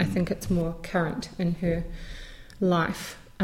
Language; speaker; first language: English; native; English